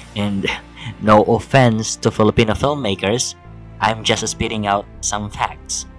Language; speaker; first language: English; non-native, local second language; Filipino